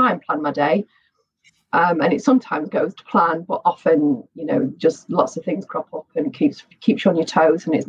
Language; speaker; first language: English; native; English